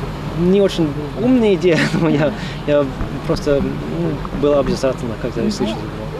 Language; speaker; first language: Russian; non-native, fluent; English